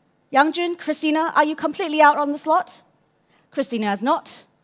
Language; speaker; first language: English; non-native, local second language; Cantonese